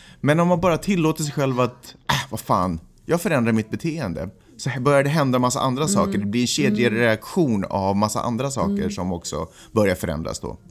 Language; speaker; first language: Swedish; native; Swedish